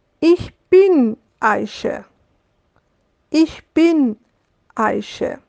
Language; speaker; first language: German; non-native, fluent; Turkish